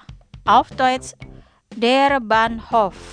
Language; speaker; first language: German; non-native, fluent; Indonesian